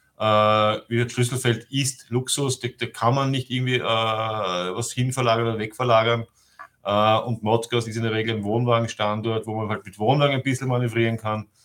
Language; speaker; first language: German; native; German